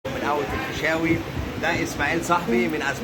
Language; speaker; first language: Arabic; native; Arabic